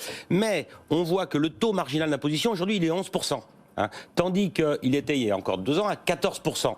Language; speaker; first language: French; native; French